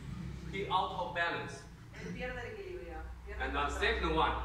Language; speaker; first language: English; non-native, learner; Chinese